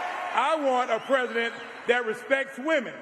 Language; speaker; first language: English; native; English